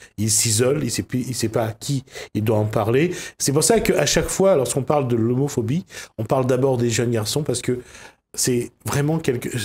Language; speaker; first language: French; native; French